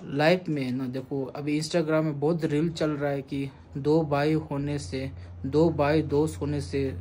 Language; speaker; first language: Hindi; non-native, local second language; Tibetan